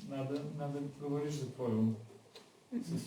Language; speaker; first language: Russian; non-native, learner; Bulgarian